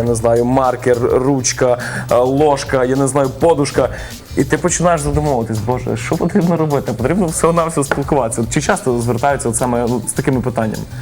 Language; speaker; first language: Ukrainian; native; Ukrainian